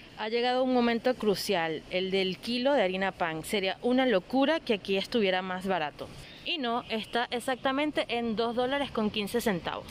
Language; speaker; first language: Spanish; native; Spanish